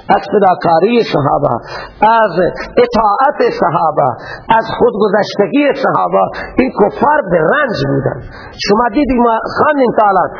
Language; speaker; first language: Persian; native; Persian